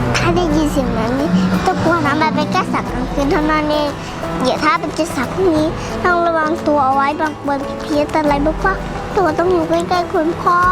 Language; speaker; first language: Thai; native; Thai